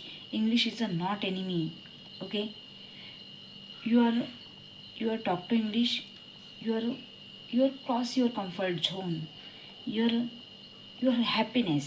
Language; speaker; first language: English; non-native, learner; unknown